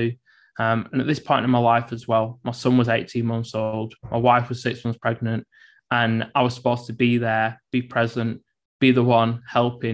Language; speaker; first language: English; native; English